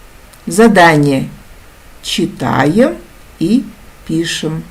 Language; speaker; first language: Russian; non-native, local second language; Kazakh